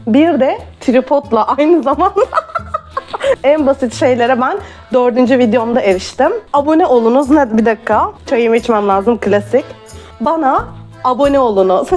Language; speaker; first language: Turkish; native; Turkish